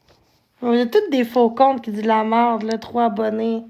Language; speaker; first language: French; native; French